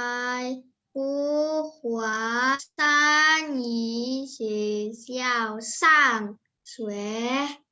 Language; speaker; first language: Chinese; non-native, learner; Indonesian